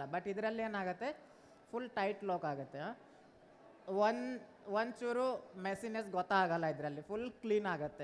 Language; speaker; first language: Kannada; non-native, learner; Bangla